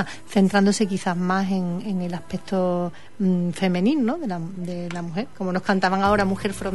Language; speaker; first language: Spanish; native; Spanish